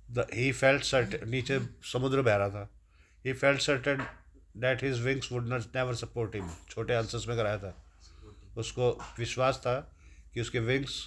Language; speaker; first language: Hindi; native; Hindi